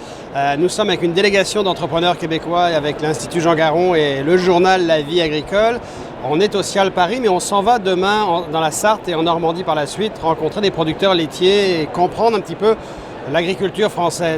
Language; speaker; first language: French; native; French